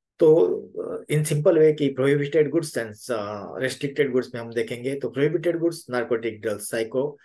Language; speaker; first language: Hindi; native; Hindi